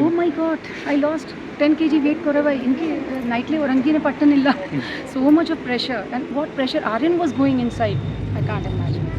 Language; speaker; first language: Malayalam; non-native, learner; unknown